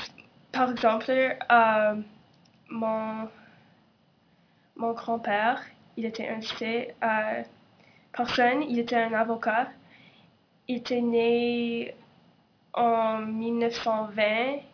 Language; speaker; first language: French; non-native, local second language; English